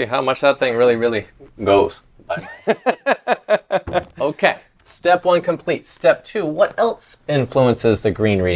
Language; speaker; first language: English; native; English